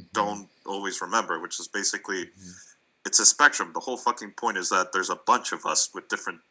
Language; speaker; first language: English; non-native, fluent; Russian